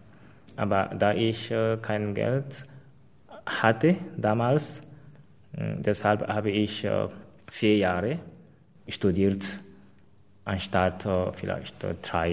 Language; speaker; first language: German; non-native, fluent; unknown